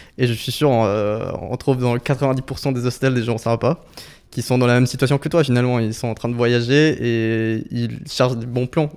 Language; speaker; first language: French; non-native, fluent; Spanish